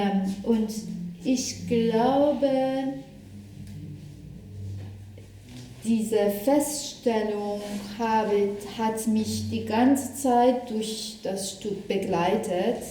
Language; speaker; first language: German; non-native, fluent; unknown